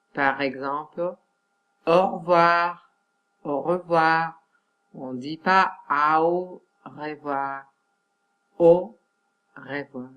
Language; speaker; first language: French; non-native, fluent; Catalan